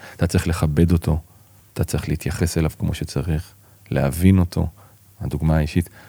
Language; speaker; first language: Hebrew; native; Hebrew